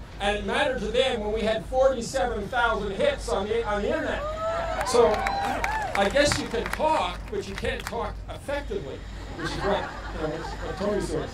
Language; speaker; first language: English; native; English